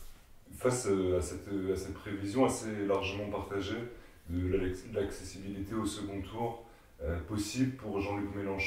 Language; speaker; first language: French; native; French